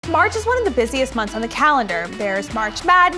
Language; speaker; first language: English; native; English